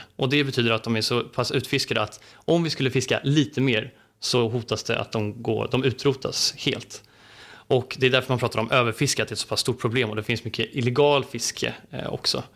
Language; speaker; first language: Swedish; native; Swedish